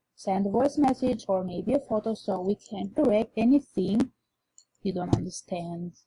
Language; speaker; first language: English; non-native, fluent; Albanian